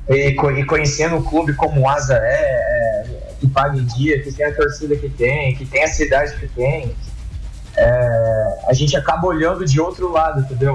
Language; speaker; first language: Portuguese; native; Portuguese